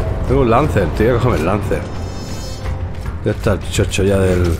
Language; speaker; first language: Spanish; native; Spanish